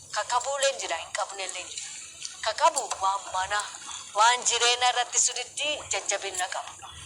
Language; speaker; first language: Oromo; non-native, fluent; Japanese